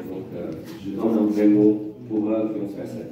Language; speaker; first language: French; non-native, fluent; Portuguese